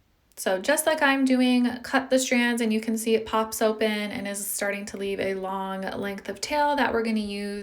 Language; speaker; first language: English; native; English